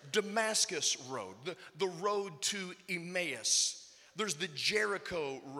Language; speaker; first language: English; native; English